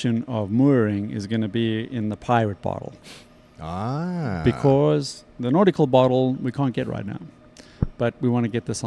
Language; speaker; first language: English; native; English